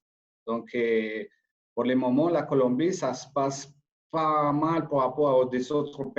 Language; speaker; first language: French; non-native, fluent; Spanish